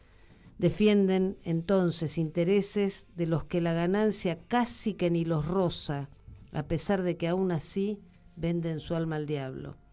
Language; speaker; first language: Spanish; native; Spanish